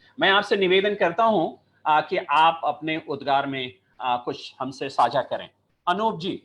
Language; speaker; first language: Hindi; native; Hindi